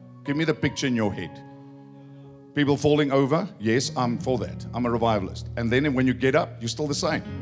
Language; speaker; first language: English; non-native, local second language; Afrikaans